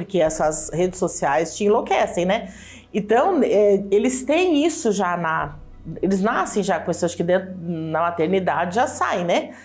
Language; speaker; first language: Portuguese; native; Portuguese